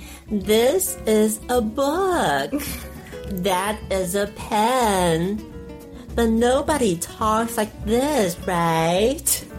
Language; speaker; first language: English; non-native, fluent; Chinese